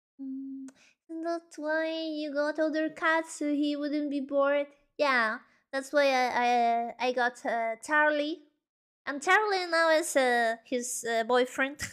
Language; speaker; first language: English; non-native, learner; Spanish